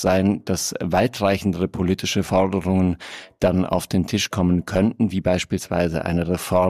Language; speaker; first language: German; native; German